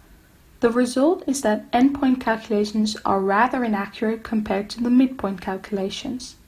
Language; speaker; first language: English; non-native, fluent; Dutch